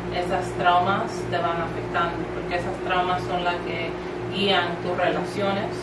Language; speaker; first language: Spanish; early bilingual, heritage; Spanish